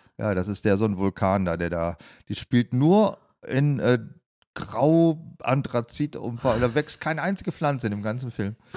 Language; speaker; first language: German; native; German